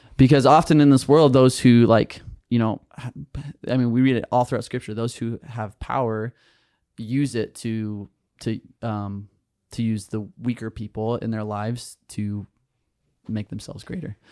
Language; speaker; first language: English; native; English